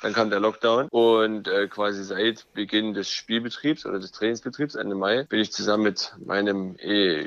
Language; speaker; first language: German; native; German